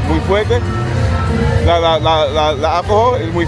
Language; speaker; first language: Spanish; non-native, learner; English